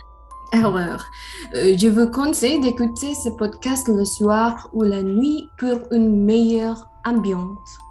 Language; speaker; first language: French; non-native, learner; Indonesian